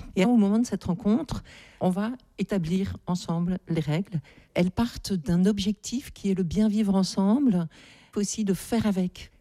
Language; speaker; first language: French; native; French